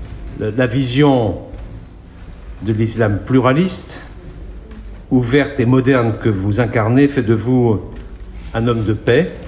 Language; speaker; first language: French; native; French